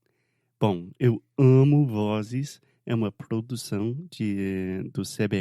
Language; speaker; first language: Portuguese; non-native, fluent; English